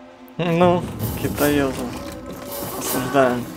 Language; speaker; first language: Russian; native; Russian